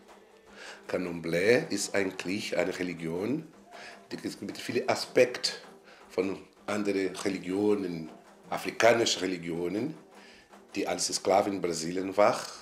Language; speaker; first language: German; non-native, fluent; Portuguese